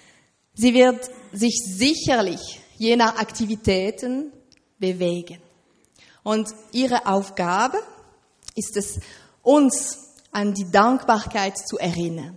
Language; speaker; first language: German; non-native, fluent; French